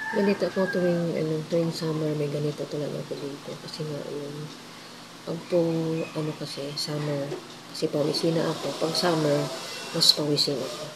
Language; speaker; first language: Filipino; native; Filipino